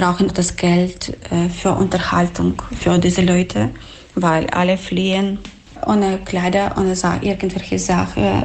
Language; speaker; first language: German; non-native, fluent; Ukrainian